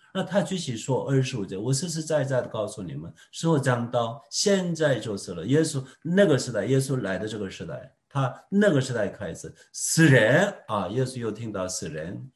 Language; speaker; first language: Chinese; non-native, fluent; Korean